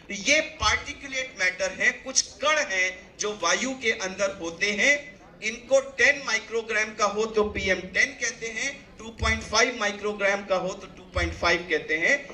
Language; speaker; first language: Hindi; native; Hindi